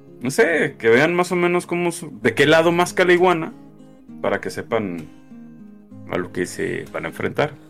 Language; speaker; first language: Spanish; native; Spanish